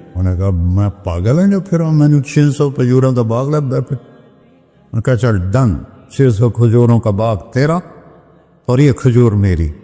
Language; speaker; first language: Urdu; non-native, local second language; Punjabi